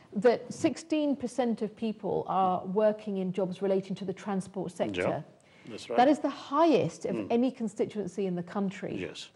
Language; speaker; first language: English; native; English